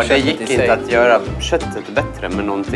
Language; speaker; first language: Swedish; native; Swedish